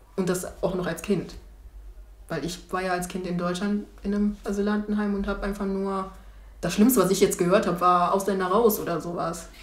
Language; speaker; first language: German; early bilingual, other home language; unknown